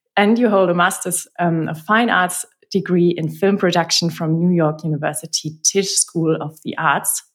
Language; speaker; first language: English; non-native, fluent; German